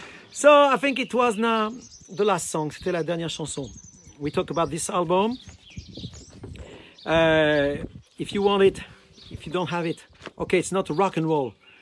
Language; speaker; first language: English; non-native, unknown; French